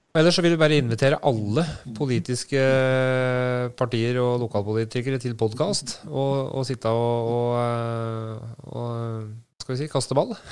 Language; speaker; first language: Norwegian; native; Norwegian